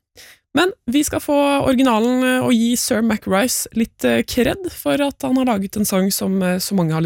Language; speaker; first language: Norwegian; native; Norwegian